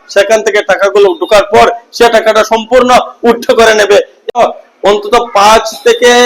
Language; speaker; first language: Bangla; native; Bangla